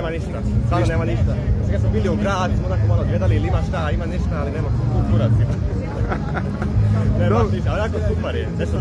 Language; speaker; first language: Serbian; early bilingual, heritage; Croatian